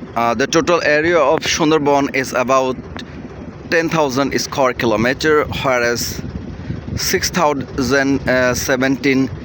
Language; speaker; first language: English; non-native, local second language; Bangla